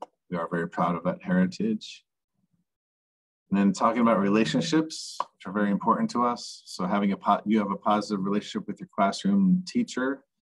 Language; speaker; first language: English; native; English